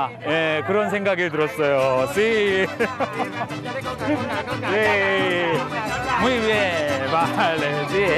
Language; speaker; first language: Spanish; non-native, learner; Korean